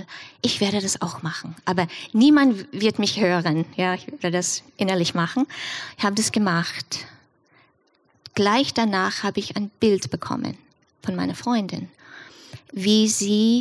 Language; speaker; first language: German; non-native, fluent; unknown